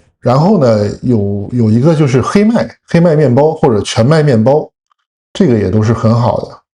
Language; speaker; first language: Chinese; native; Chinese